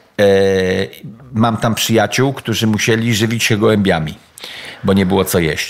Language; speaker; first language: Polish; native; Polish